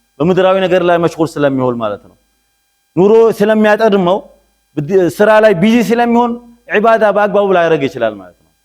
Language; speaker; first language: Amharic; non-native, local second language; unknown